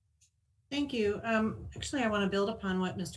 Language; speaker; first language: English; native; English